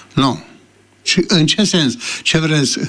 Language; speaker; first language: Romanian; native; Romanian